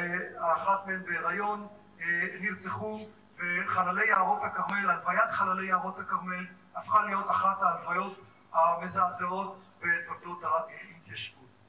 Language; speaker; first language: Hebrew; native; Hebrew